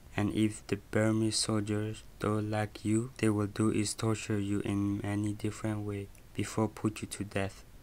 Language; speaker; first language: English; early bilingual, other home language; Burmese